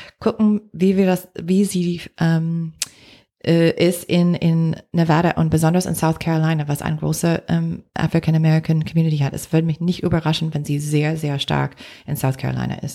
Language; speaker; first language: German; non-native, fluent; English